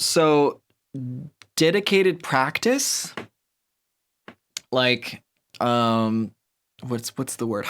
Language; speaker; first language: English; native; English